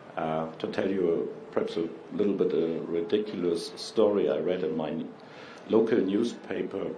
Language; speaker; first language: English; non-native, fluent; German